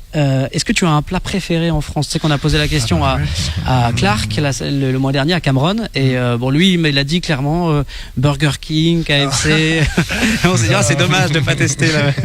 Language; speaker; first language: French; native; French